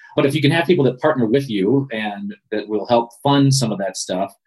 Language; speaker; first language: English; native; English